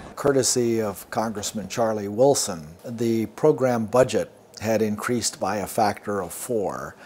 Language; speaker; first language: English; native; English